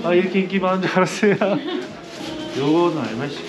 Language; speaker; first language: Korean; native; Korean